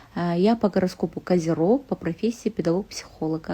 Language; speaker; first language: Russian; non-native, local second language; Kazakh